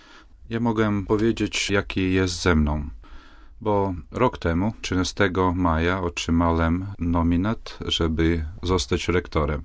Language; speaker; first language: Polish; non-native, fluent; Latvian